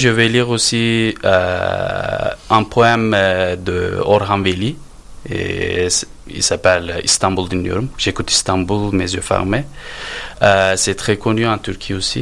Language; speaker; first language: French; non-native, learner; Turkish